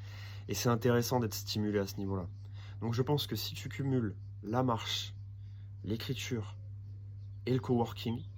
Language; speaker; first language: French; native; French